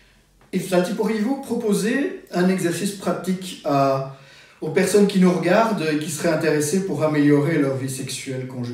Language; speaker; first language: French; native; French